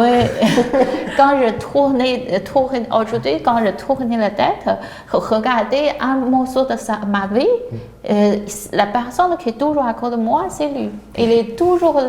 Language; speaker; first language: French; non-native, learner; Chinese